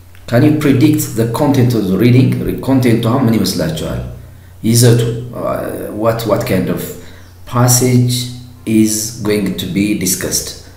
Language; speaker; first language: English; non-native, fluent; Amharic